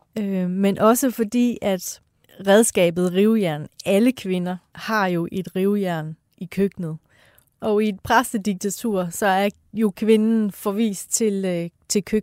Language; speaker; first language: Danish; early bilingual, other home language; Persian